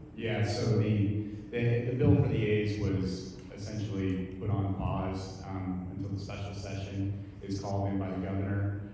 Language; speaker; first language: English; native; English